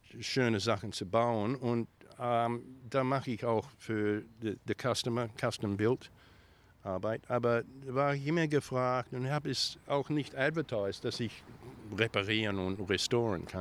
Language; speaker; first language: German; early bilingual, heritage; German